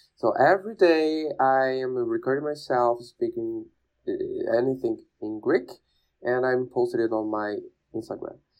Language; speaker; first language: English; non-native, fluent; Portuguese